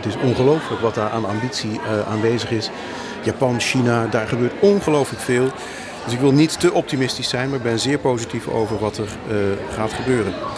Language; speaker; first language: Dutch; native; Dutch